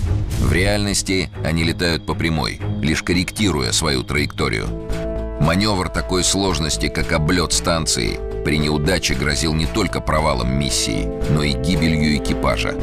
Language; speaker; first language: Russian; native; Russian